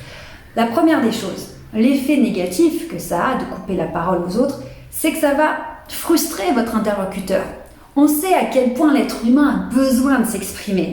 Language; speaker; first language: French; native; French